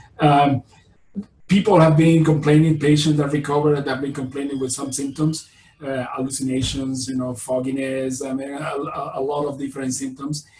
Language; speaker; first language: English; non-native, fluent; Spanish